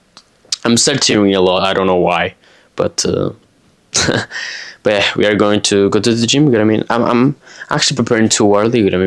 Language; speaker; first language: English; non-native, fluent; Portuguese